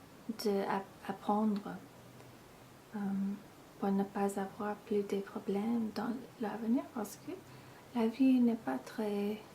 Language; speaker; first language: French; non-native, fluent; English